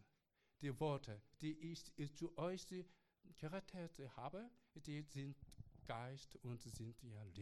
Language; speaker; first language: German; non-native, learner; Korean